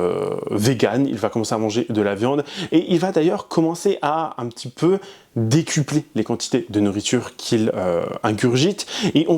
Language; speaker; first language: French; native; French